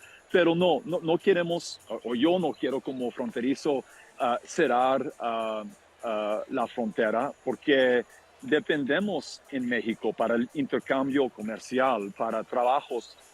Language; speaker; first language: Spanish; non-native, fluent; English